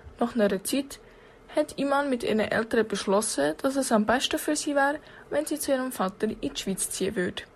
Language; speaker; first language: German; native; German